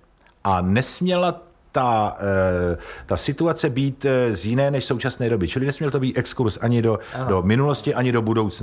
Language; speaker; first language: Czech; native; Czech